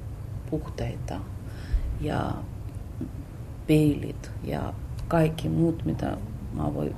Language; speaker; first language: Finnish; non-native, learner; Russian